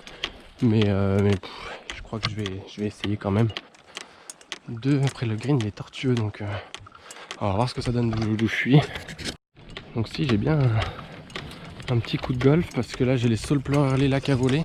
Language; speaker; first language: French; native; French